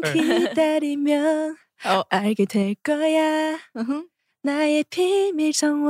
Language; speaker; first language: Korean; non-native, fluent; Chinese